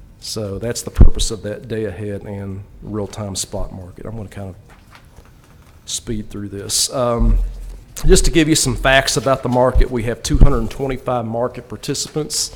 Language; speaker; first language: English; native; English